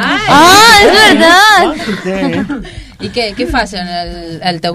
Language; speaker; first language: Catalan; non-native, learner; Spanish